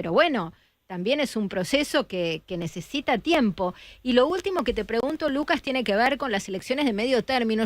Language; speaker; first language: Spanish; native; Spanish